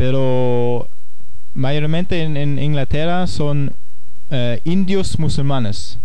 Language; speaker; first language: Spanish; non-native, fluent; German